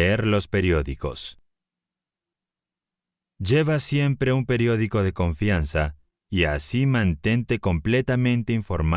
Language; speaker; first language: Spanish; native; Spanish